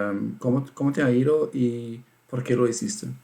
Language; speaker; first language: Spanish; non-native, fluent; German